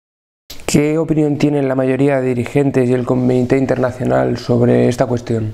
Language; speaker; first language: Spanish; non-native, fluent; Russian